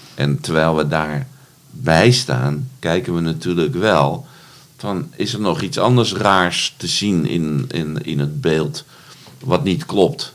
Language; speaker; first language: Dutch; native; Dutch